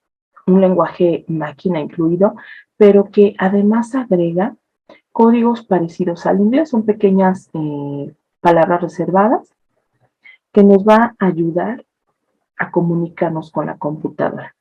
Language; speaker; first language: Spanish; native; Spanish